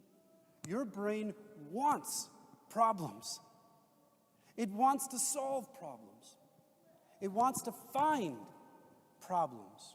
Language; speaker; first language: English; native; English